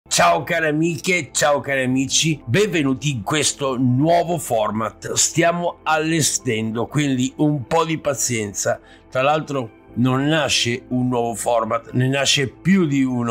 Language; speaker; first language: Italian; native; Italian